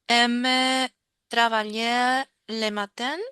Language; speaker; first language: French; non-native, learner; Spanish